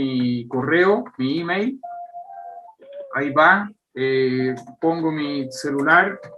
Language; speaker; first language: Spanish; native; Spanish